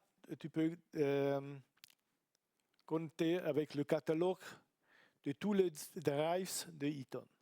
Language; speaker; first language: French; non-native, learner; Italian